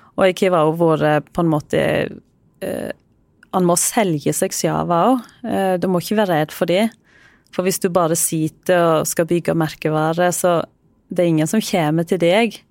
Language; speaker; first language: Norwegian; native; Norwegian